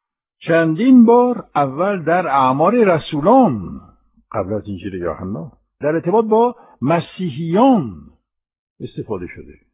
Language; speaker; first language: Persian; non-native, fluent; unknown